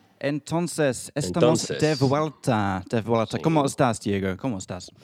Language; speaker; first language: Spanish; non-native, learner; English